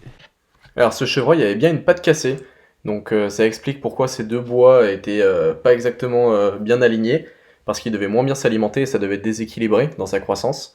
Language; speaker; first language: French; native; French